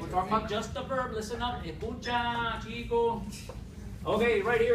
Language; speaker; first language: English; native; English